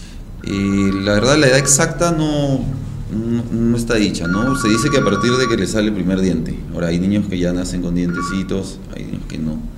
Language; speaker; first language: Spanish; native; Spanish